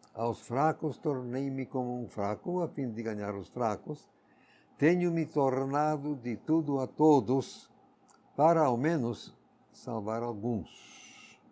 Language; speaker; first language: Portuguese; non-native, fluent; English